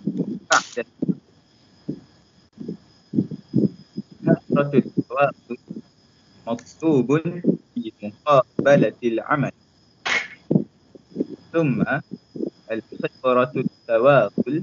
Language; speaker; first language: Arabic; non-native, learner; Malay